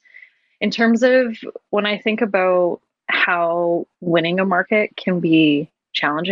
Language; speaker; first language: English; native; English